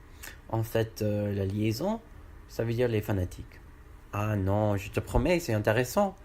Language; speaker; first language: French; non-native, learner; English